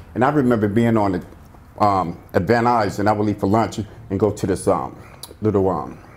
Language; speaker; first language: English; native; English